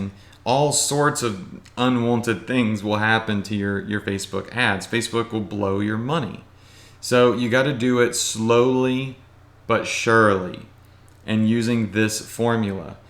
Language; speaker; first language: English; native; English